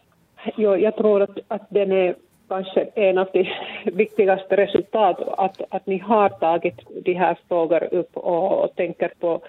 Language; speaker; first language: Swedish; non-native, local second language; Finnish